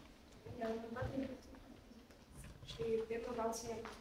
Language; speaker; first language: Latvian; non-native, local second language; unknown